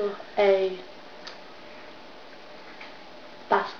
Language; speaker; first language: French; non-native, learner; English